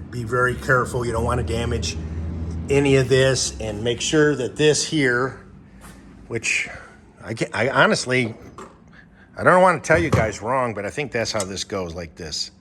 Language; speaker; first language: English; native; English